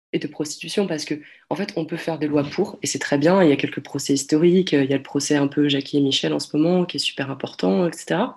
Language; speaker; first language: French; native; French